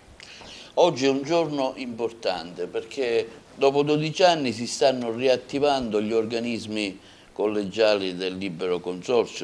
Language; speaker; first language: Italian; native; Italian